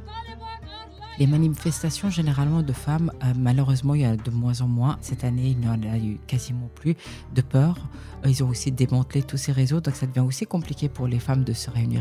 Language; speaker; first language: French; early bilingual, other home language; Persian